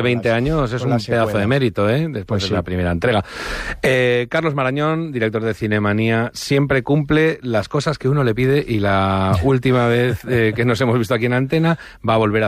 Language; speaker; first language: Spanish; native; Spanish